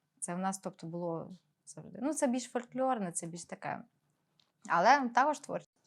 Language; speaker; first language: Ukrainian; non-native, local second language; Russian